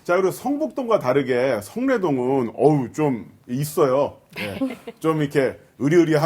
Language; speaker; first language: Korean; native; Korean